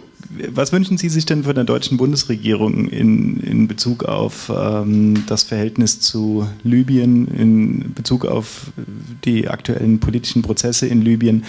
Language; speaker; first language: German; native; German